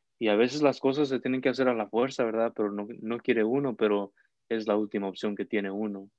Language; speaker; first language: Spanish; early bilingual, heritage; Spanish